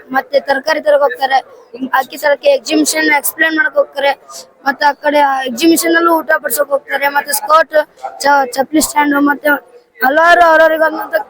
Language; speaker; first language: Kannada; native; Kannada